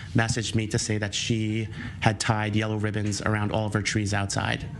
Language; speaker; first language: English; native; English